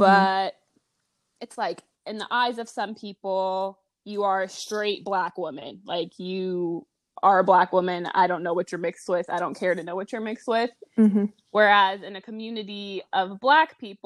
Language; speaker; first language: English; native; English